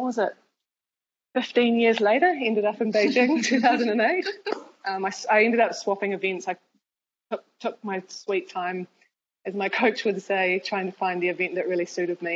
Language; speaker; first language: English; native; English